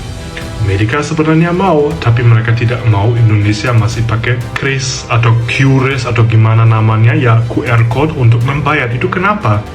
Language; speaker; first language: Indonesian; non-native, fluent; German